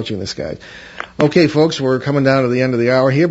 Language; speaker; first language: English; native; English